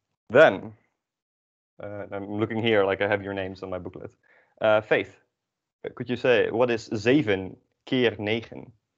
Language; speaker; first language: English; non-native, fluent; Dutch